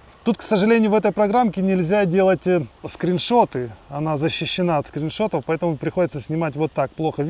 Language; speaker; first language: Russian; native; Russian